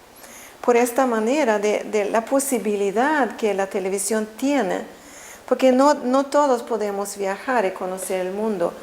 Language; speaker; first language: Spanish; non-native, fluent; Swedish